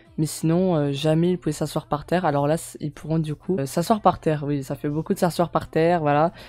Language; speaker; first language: French; native; French